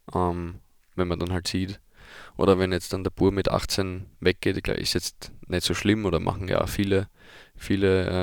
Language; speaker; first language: German; native; German